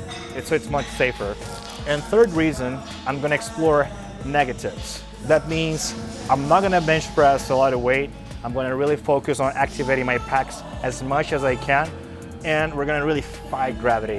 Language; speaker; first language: English; non-native, fluent; Portuguese